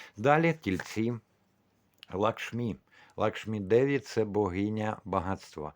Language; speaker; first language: Ukrainian; non-native, local second language; Russian